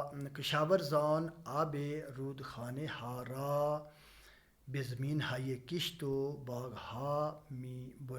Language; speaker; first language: Persian; non-native, fluent; Urdu